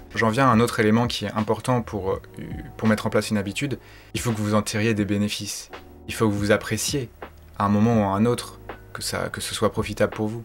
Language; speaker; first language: French; native; French